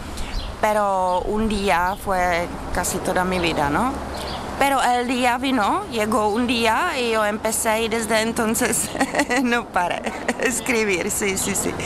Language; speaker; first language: Spanish; non-native, learner; Czech